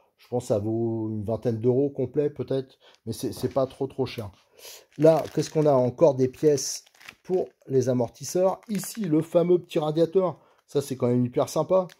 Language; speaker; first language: French; native; French